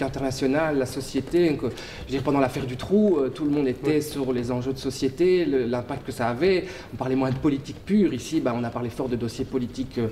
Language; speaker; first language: French; native; French